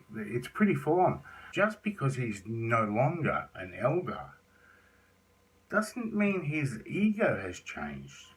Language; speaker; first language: English; native; English